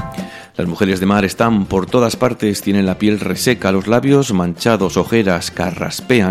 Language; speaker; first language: Spanish; native; Spanish